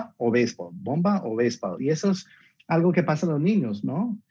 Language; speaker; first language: Spanish; early bilingual, heritage; Spanish